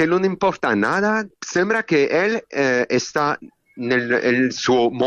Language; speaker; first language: Spanish; non-native, learner; French